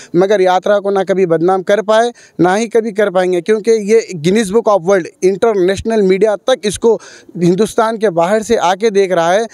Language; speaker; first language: Hindi; non-native, local second language; Urdu